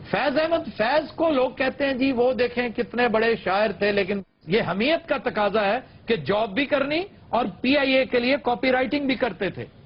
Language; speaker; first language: Urdu; non-native, local second language; Punjabi